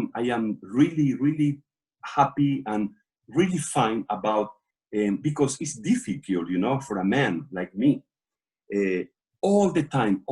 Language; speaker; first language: English; non-native, learner; Portuguese